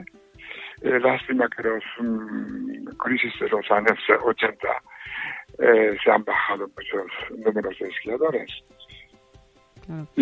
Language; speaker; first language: Spanish; non-native, fluent; Japanese